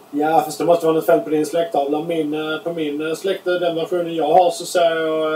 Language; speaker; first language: Swedish; native; Swedish